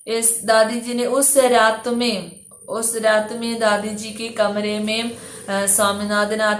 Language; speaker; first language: Hindi; non-native, local second language; Malayalam